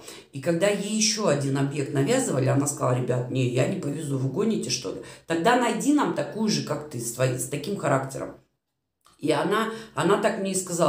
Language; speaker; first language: Russian; native; Russian